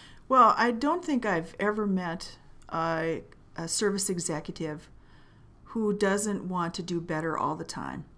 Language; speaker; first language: English; native; English